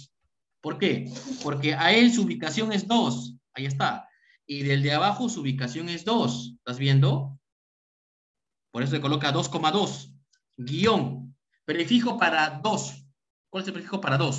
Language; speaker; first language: Spanish; native; Spanish